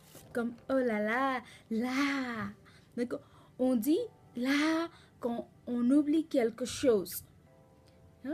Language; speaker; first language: French; non-native, learner; Nepali